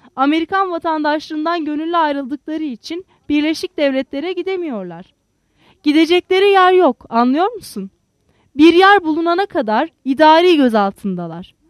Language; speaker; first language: Turkish; native; Turkish